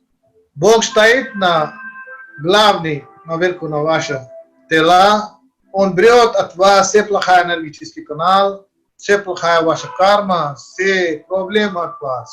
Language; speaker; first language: Russian; non-native, learner; Hindi